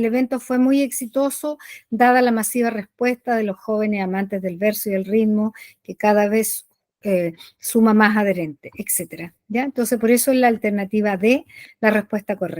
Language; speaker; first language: Spanish; native; Spanish